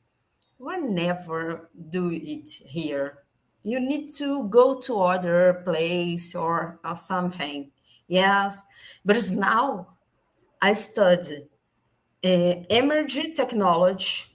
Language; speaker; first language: English; non-native, learner; Portuguese